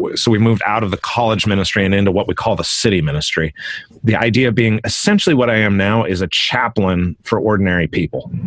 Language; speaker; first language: English; native; English